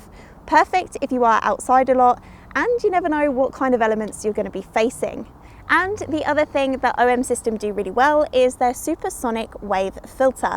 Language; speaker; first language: English; native; English